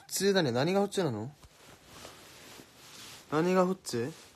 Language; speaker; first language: Japanese; non-native, fluent; Korean